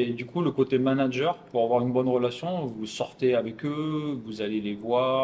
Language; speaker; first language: French; native; French